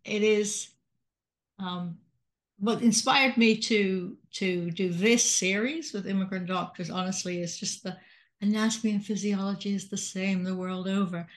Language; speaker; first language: English; native; English